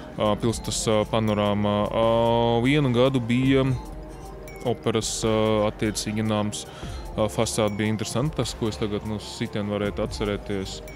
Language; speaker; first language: Latvian; non-native, local second language; Russian